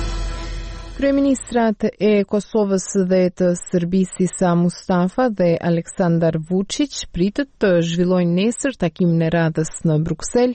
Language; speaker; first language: Albanian; native; Albanian